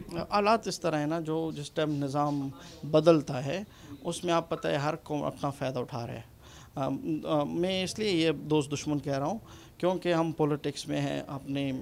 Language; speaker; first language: Urdu; non-native, fluent; Punjabi